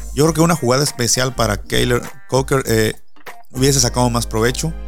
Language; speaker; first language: Spanish; native; Spanish